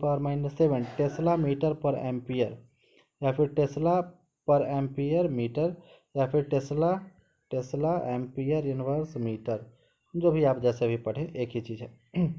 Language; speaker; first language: Hindi; native; Hindi